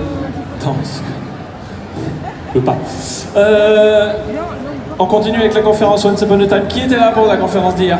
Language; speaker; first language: French; native; French